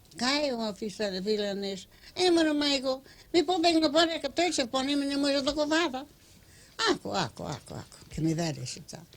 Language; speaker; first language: Macedonian; early bilingual, heritage; Macedonian